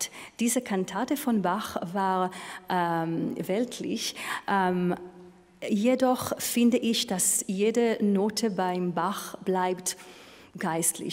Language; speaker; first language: German; non-native, fluent; Hebrew